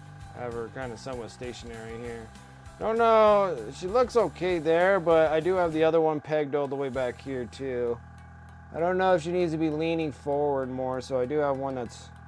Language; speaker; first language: English; native; English